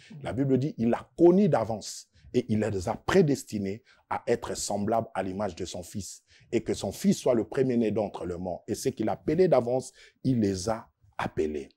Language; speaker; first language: French; non-native, local second language; Lingala